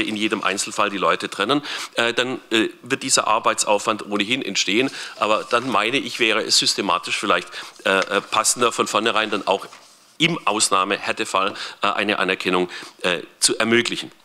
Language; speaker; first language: German; native; German